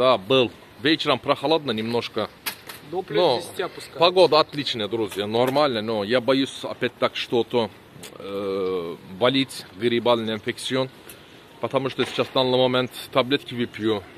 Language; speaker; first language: Russian; non-native, learner; Turkish